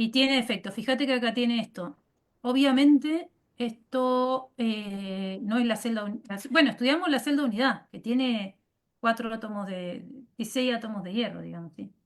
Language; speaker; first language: Spanish; native; Spanish